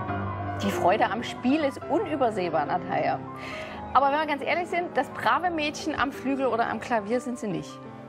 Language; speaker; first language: German; native; German